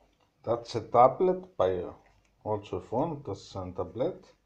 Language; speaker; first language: German; non-native, learner; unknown